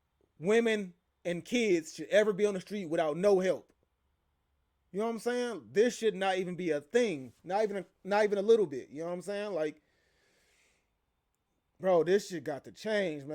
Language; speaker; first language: English; native; English